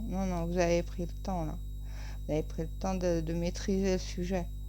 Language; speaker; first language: French; native; French